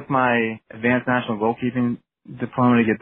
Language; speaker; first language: English; native; English